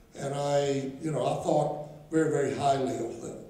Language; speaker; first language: English; non-native, fluent; Spanish